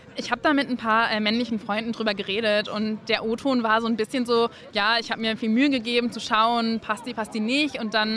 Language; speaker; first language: German; native; German